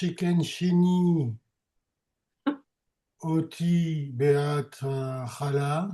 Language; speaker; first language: Hebrew; non-native, learner; French